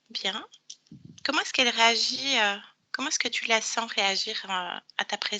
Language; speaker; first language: French; native; French